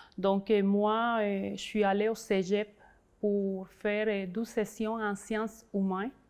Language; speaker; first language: French; non-native, fluent; Spanish